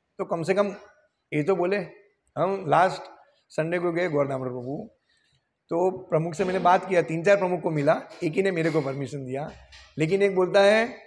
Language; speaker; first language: Hindi; non-native, local second language; Gujarati